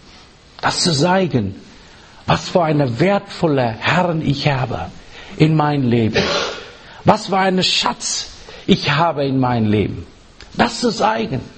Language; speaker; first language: German; non-native, learner; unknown